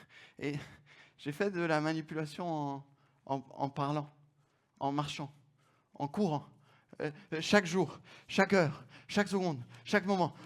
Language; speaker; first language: French; non-native, fluent; German